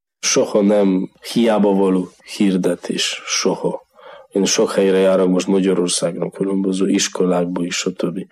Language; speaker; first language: Hungarian; non-native, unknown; Polish